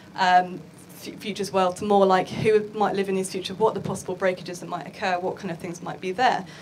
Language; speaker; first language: English; native; English